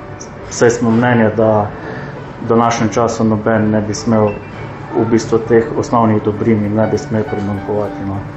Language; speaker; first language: Slovenian; native; Slovenian